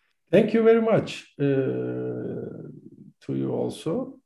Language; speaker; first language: English; non-native, fluent; Turkish